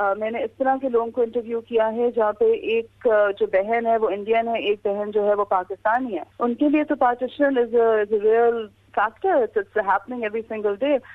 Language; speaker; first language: Urdu; native; Urdu